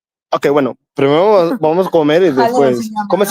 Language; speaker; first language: Spanish; non-native, learner; English